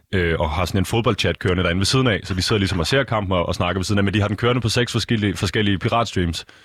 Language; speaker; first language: Danish; native; Danish